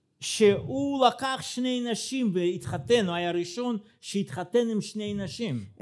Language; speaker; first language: Hebrew; non-native, fluent; Russian